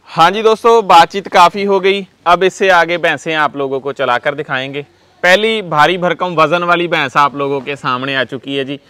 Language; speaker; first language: Hindi; non-native, local second language; Punjabi